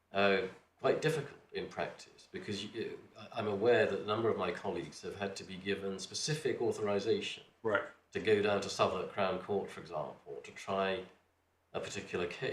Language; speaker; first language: English; native; English